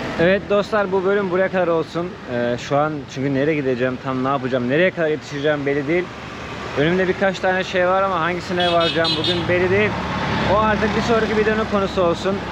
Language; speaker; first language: Turkish; native; Turkish